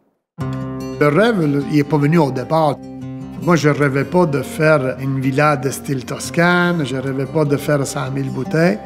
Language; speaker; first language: French; non-native, fluent; Italian